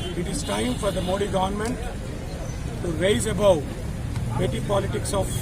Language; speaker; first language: English; non-native, local second language; Telugu